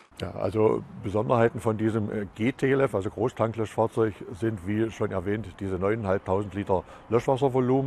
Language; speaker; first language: German; native; German